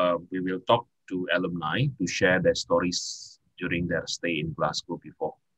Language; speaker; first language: English; non-native, fluent; Indonesian